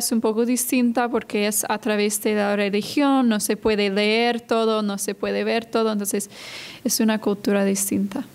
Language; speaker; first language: Spanish; non-native, fluent; English